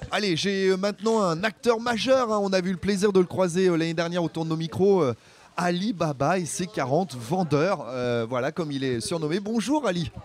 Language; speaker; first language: French; native; French